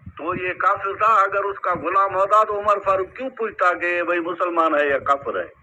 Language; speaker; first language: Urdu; non-native, local second language; Sindhi